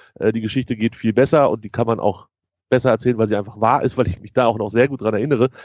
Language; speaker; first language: German; native; German